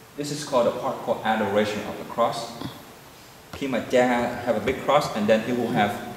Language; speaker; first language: English; non-native, fluent; Vietnamese